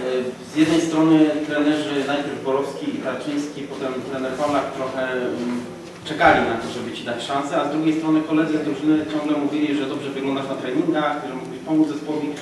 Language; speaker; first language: Polish; native; Polish